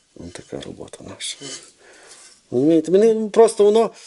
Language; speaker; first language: Ukrainian; native; Ukrainian